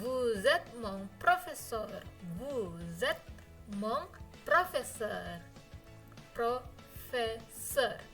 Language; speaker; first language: French; non-native, fluent; Indonesian